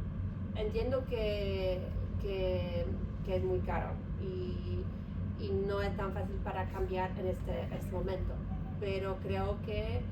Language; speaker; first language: Spanish; non-native, learner; Polish